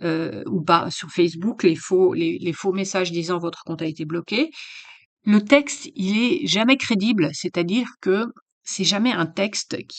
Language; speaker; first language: French; native; French